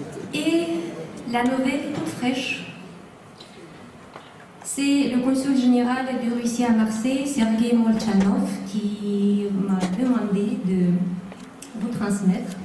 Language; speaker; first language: French; non-native, fluent; Russian